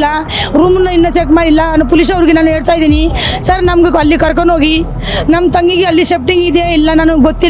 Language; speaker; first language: Kannada; non-native, fluent; Nepali